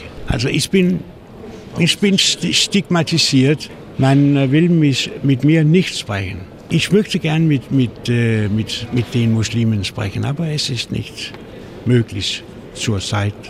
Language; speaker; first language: German; non-native, fluent; Danish